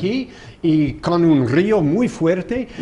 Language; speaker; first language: Spanish; non-native, fluent; English